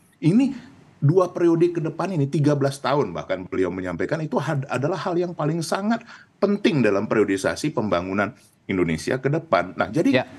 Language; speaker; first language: Indonesian; native; Indonesian